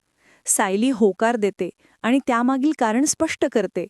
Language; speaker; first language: Marathi; native; Marathi